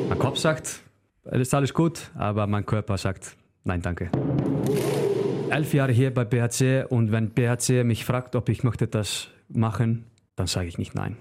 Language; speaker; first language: German; non-native, learner; Icelandic